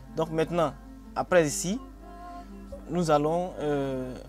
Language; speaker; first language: French; non-native, local second language; Akan